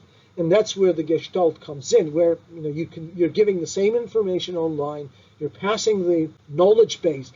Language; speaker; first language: English; non-native, fluent; Turkish